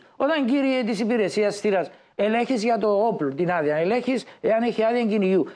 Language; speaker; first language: Greek; native; Greek